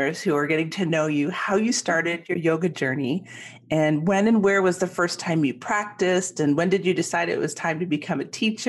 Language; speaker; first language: English; native; English